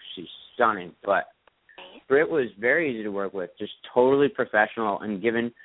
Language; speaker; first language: English; native; English